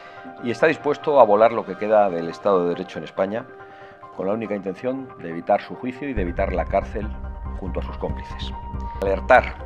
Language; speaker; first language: Spanish; native; Spanish